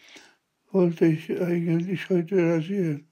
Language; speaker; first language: German; non-native, fluent; Polish